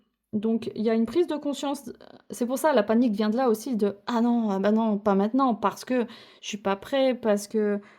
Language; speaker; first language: French; native; French